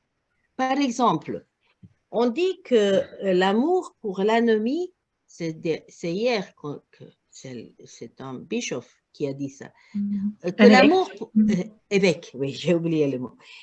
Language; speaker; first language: French; non-native, learner; Croatian